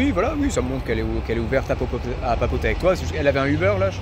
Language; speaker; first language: French; native; French